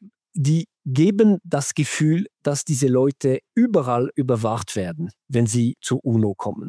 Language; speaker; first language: German; non-native, fluent; French